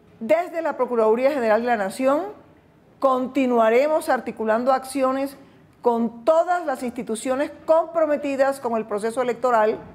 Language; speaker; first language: Spanish; native; Spanish